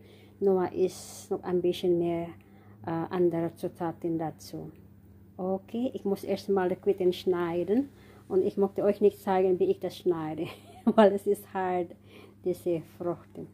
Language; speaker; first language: German; non-native, learner; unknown